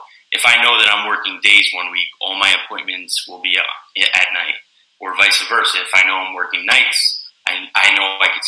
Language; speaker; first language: English; native; English